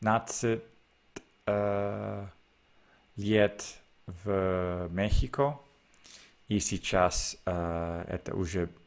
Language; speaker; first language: Russian; non-native, learner; English